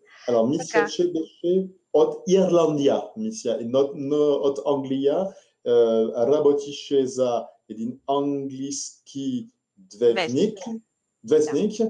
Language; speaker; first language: Bulgarian; non-native, learner; French